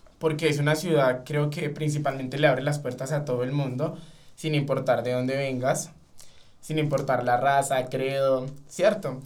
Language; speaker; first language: Spanish; native; Spanish